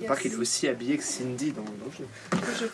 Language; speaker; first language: French; native; French